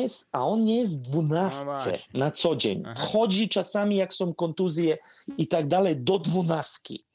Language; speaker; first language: Polish; non-native, fluent; Serbian